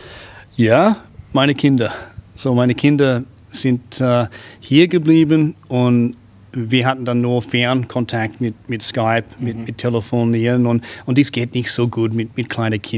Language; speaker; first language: German; non-native, fluent; English